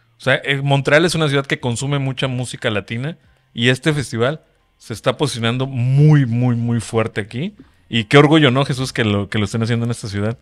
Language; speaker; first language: Spanish; native; Spanish